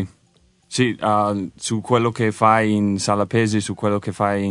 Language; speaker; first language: Italian; non-native, learner; English